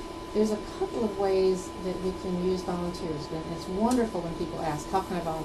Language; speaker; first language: English; native; English